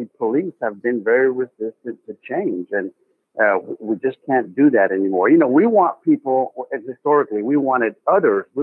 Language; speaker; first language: English; native; English